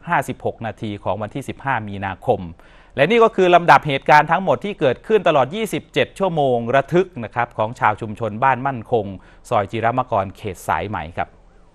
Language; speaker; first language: Thai; native; Thai